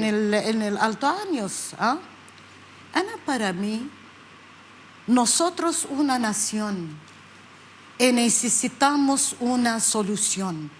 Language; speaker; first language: Spanish; non-native, learner; Arabic